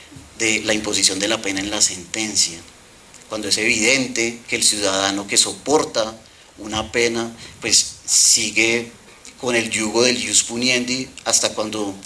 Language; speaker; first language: Spanish; native; Spanish